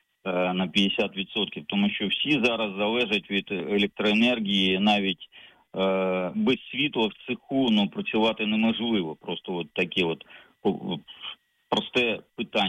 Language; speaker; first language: Ukrainian; native; Ukrainian